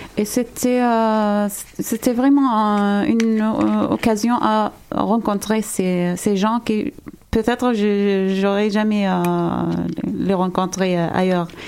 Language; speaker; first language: French; non-native, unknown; Arabic